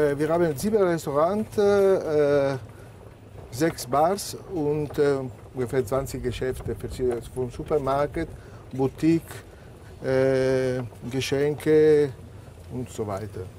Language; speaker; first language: German; non-native, fluent; Italian